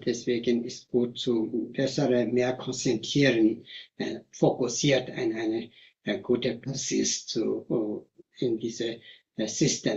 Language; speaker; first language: German; non-native, fluent; Tibetan